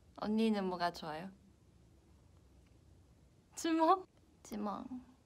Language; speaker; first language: Korean; non-native, fluent; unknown